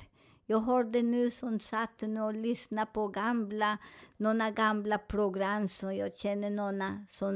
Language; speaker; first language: Swedish; non-native, learner; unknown